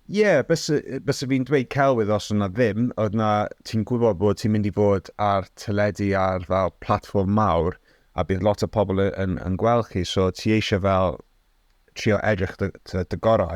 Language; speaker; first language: Welsh; non-native, local second language; English